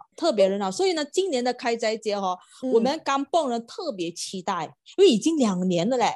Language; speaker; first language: Chinese; non-native, local second language; Malay